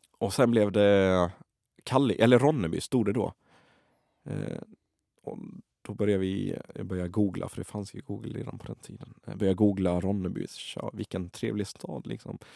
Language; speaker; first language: Swedish; early bilingual, other home language; Arabic